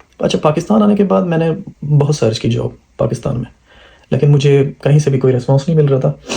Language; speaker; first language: Urdu; non-native, local second language; Punjabi